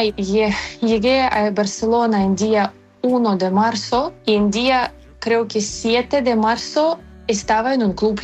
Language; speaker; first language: Spanish; non-native, fluent; Ukrainian